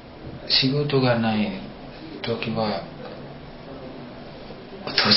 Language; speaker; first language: Japanese; non-native, learner; Indonesian